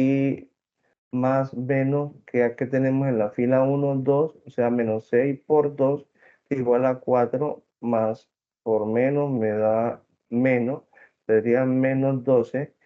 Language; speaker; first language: Spanish; native; Spanish